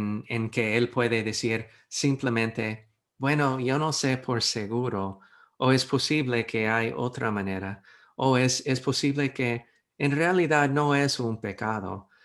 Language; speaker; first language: Spanish; non-native, fluent; English